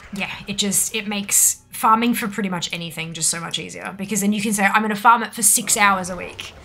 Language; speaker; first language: English; native; English